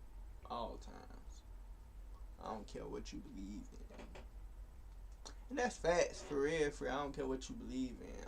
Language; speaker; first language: English; native; English